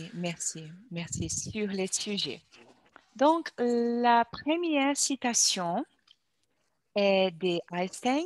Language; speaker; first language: French; non-native, learner; Portuguese